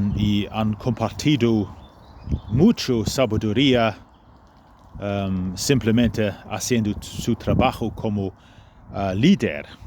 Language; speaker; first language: Spanish; non-native, fluent; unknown